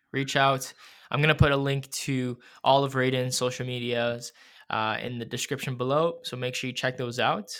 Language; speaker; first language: English; native; English